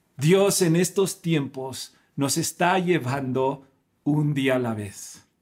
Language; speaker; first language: Spanish; native; Spanish